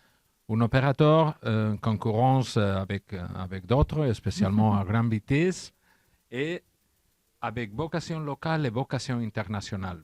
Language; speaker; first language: French; non-native, learner; Catalan